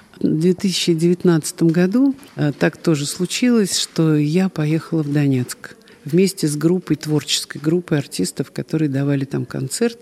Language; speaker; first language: Russian; native; Russian